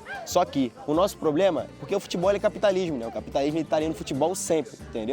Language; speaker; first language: Portuguese; native; Portuguese